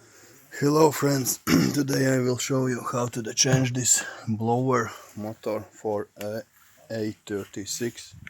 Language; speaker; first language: English; non-native, learner; Latvian